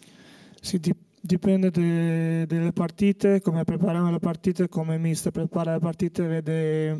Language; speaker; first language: Italian; non-native, fluent; Albanian